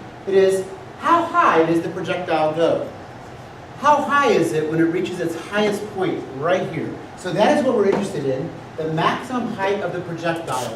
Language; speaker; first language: English; native; English